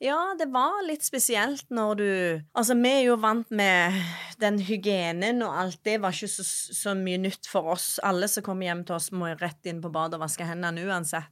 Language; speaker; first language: Norwegian; native; Norwegian